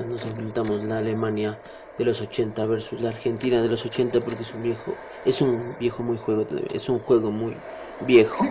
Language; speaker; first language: Spanish; native; Spanish